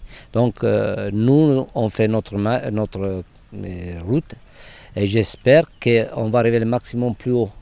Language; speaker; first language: French; non-native, fluent; Italian